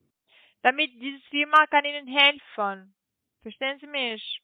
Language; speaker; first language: German; non-native, learner; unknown